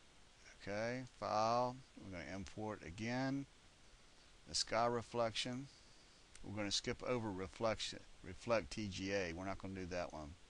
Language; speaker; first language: English; native; English